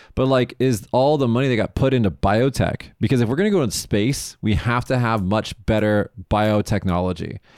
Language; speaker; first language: English; native; English